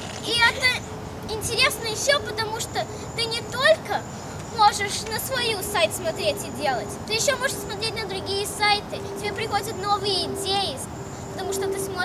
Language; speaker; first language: Russian; early bilingual, heritage; Russian